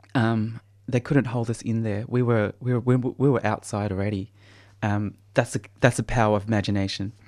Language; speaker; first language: English; native; English